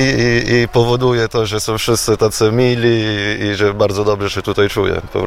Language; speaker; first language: Polish; non-native, fluent; Italian